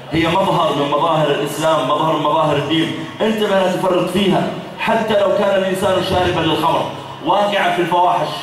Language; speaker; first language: Arabic; native; Arabic